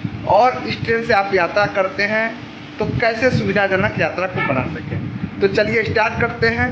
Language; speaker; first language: Hindi; native; Hindi